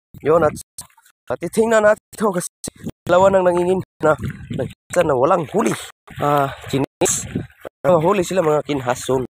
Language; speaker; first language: Filipino; non-native, local second language; Cebuano